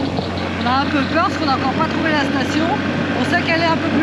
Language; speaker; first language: French; native; French